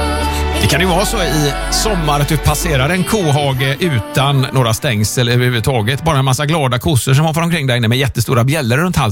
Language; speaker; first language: Swedish; native; Swedish